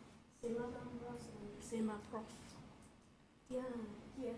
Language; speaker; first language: French; non-native, learner; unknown